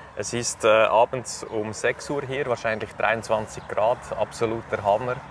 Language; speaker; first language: German; native; German